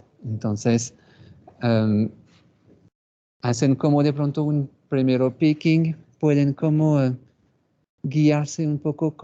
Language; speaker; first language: Spanish; non-native, fluent; French